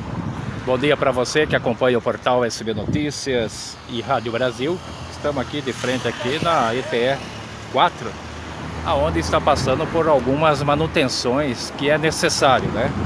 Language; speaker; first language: Portuguese; native; Portuguese